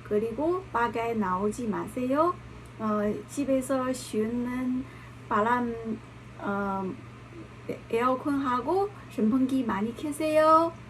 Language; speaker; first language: Korean; non-native, learner; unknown